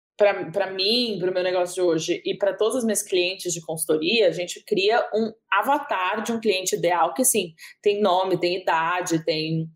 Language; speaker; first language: Portuguese; early bilingual, heritage; English